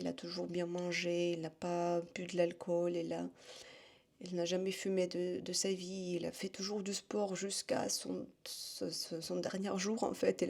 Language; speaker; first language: French; non-native, fluent; Russian